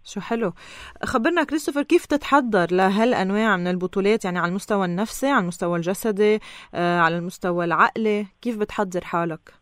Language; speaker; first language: Arabic; native; Arabic